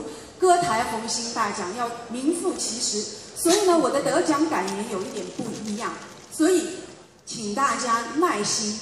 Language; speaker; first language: Chinese; non-native, local second language; Min Nan Chinese